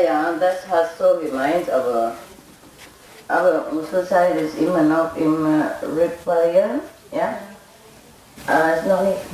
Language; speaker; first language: German; non-native, learner; Vietnamese